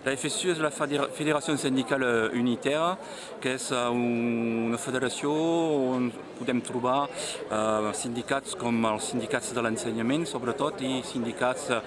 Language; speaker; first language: Catalan; non-native, local second language; French